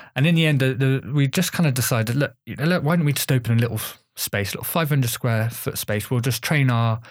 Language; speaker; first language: English; native; English